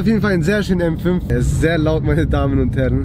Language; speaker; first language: German; early bilingual, other home language; Turkish